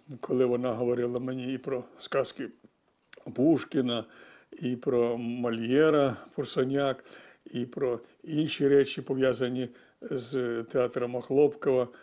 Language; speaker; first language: Ukrainian; native; Ukrainian